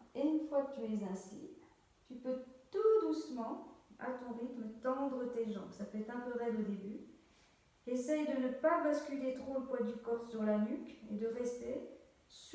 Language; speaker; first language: French; native; French